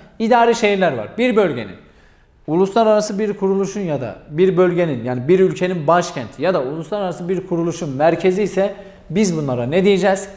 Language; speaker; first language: Turkish; native; Turkish